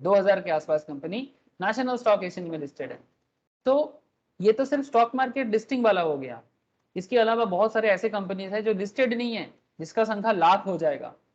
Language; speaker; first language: Hindi; non-native, local second language; Bangla